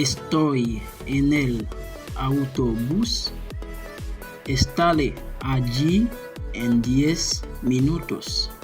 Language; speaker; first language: Spanish; non-native, learner; Haitian Creole